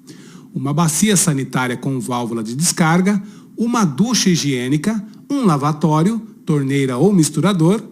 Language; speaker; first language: Portuguese; native; Portuguese